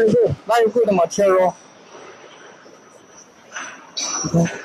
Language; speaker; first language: English; non-native, learner; Chinese